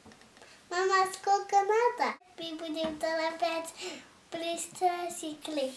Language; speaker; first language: Russian; early bilingual, heritage; Russian